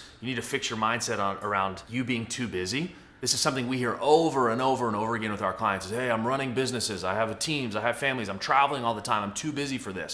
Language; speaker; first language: English; native; English